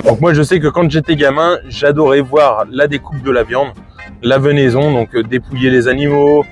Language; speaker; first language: French; native; French